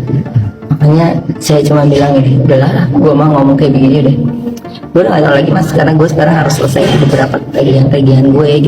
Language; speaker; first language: Indonesian; native; Indonesian